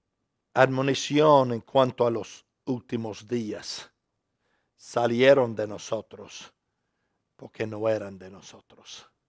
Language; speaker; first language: Spanish; non-native, fluent; English